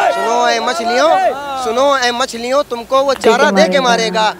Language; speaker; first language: Hindi; native; Hindi